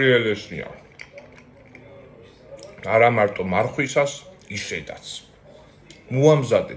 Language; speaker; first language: Georgian; native; Georgian